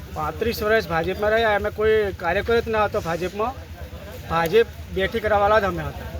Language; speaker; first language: Gujarati; non-native, local second language; Rathawi